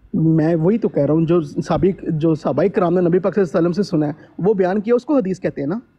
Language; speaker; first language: Urdu; native; Urdu